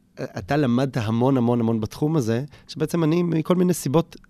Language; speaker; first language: Hebrew; native; Hebrew